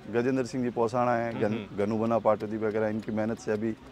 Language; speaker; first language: Hindi; native; Hindi